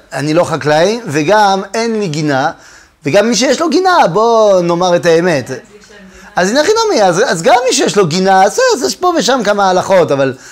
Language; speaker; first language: Hebrew; non-native, fluent; French